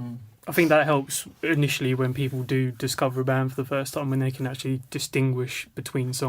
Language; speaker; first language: English; native; English